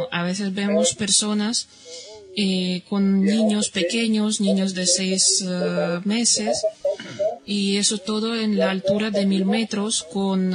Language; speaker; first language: Spanish; non-native, fluent; Bosnian